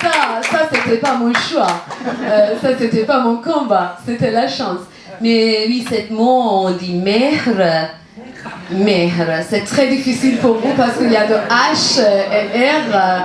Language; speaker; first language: French; non-native, learner; Persian